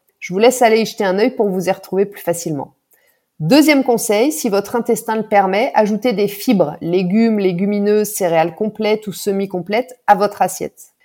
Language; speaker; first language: French; native; French